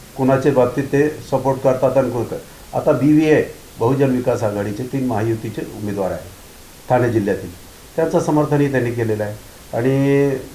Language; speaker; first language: Marathi; non-native, local second language; Urdu